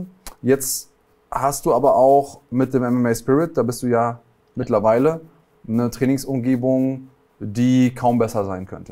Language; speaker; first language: German; native; German